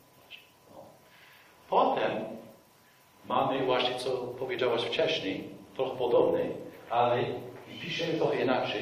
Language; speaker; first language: Polish; non-native, fluent; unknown